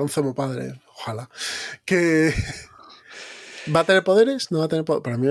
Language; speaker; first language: Spanish; native; Spanish